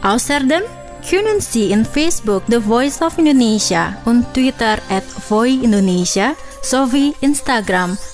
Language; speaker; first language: German; non-native, fluent; Indonesian